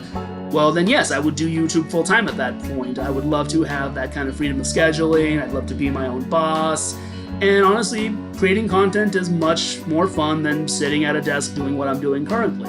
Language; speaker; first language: English; native; English